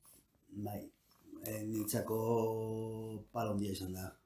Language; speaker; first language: Basque; non-native, local second language; Spanish